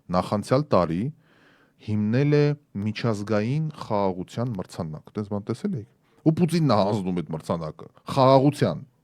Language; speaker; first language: Armenian; native; Armenian